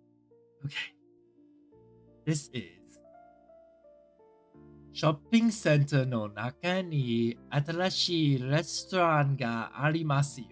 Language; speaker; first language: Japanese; non-native, learner; English